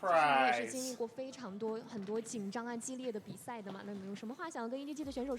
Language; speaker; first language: Chinese; native; Chinese